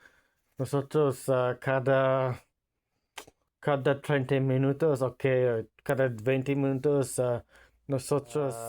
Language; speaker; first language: Spanish; non-native, learner; English